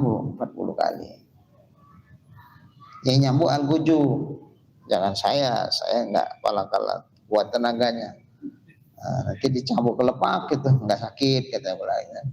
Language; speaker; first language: Indonesian; native; Indonesian